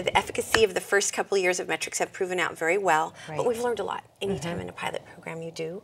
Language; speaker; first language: English; native; English